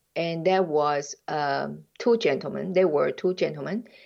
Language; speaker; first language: English; non-native, fluent; Chinese